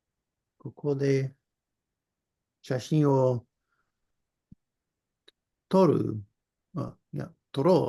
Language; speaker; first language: Japanese; non-native, learner; English